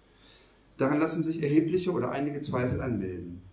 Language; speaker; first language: German; native; German